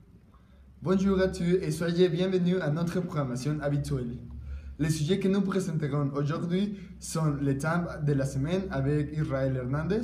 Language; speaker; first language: French; non-native, learner; Spanish